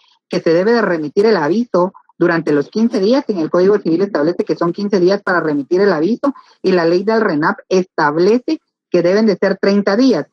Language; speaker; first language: Spanish; native; Spanish